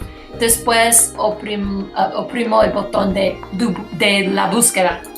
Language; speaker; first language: Spanish; non-native, fluent; English